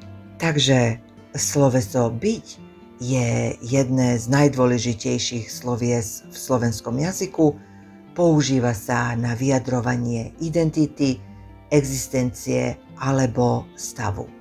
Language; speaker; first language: Slovak; non-native, fluent; Serbian